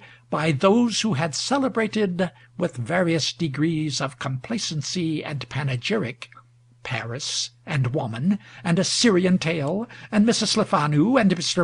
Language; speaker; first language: English; native; English